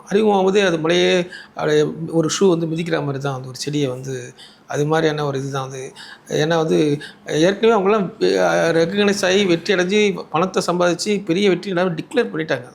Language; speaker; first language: Tamil; native; Tamil